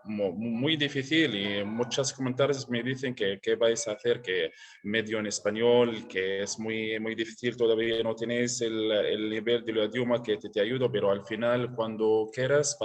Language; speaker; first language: Spanish; non-native, learner; Arabic